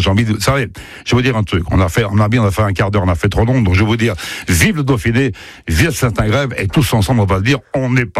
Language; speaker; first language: French; native; French